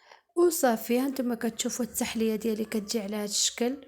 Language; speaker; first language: Arabic; native; Arabic